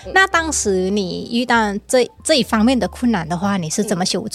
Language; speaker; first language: Chinese; native; Chinese